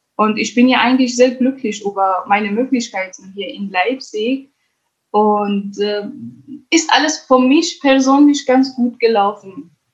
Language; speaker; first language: German; non-native, fluent; Kurdish